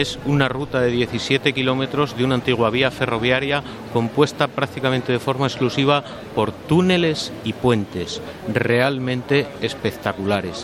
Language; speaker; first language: Spanish; native; Spanish